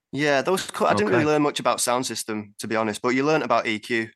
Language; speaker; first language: English; native; English